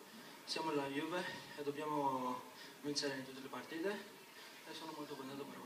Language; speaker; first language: Italian; non-native, learner; Greek